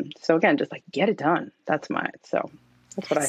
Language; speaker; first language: English; native; English